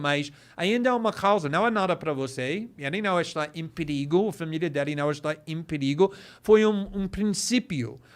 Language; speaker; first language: Portuguese; non-native, fluent; English